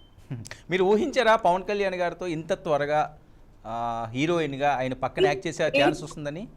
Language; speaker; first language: Telugu; native; Telugu